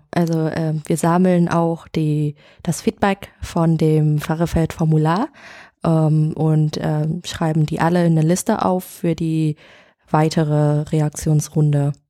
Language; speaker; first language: German; non-native, fluent; Vietnamese